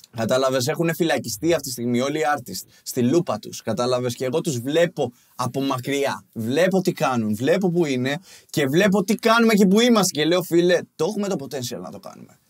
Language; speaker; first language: Greek; early bilingual, other home language; Albanian